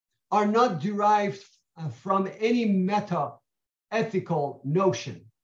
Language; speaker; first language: English; non-native, fluent; Persian